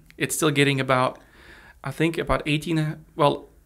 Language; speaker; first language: English; early bilingual, other home language; Russian